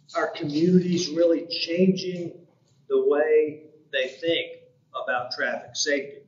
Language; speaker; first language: English; native; English